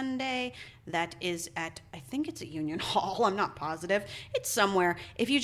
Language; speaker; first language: English; native; English